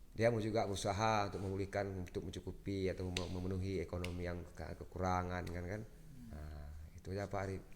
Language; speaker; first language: Indonesian; non-native, local second language; Achinese